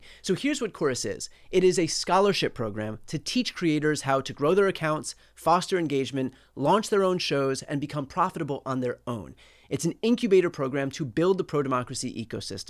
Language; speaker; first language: English; native; English